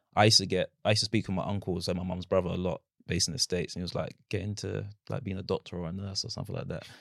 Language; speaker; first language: English; early bilingual, other home language; Akan